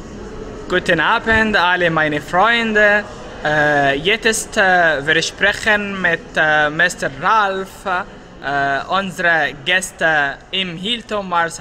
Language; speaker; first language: German; non-native, learner; Arabic